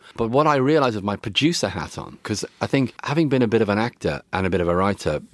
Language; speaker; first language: English; native; English